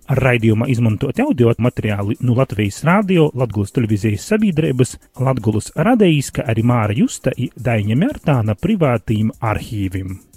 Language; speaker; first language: Latvian; native; Latvian